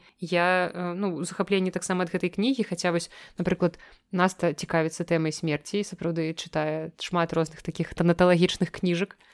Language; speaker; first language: Belarusian; non-native, local second language; Russian